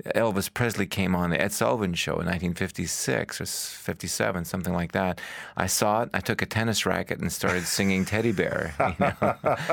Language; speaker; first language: English; native; English